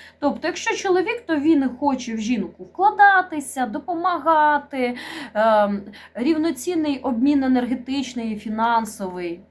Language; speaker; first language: Ukrainian; non-native, local second language; Russian